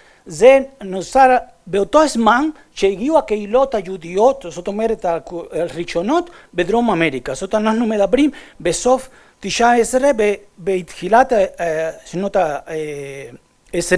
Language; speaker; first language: Hebrew; non-native, fluent; Spanish